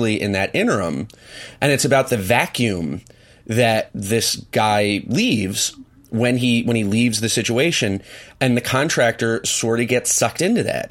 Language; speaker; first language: English; native; English